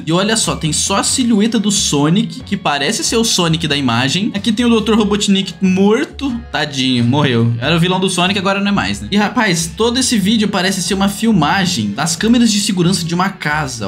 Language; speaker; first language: Portuguese; native; Portuguese